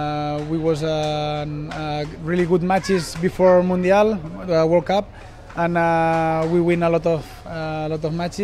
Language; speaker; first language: English; non-native, learner; Spanish